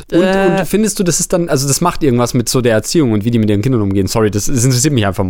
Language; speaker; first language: German; native; German